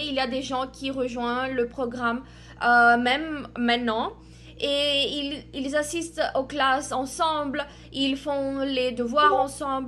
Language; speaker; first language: French; non-native, fluent; Portuguese